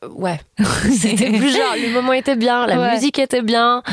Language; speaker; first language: French; native; French